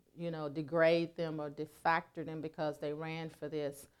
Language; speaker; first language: English; native; English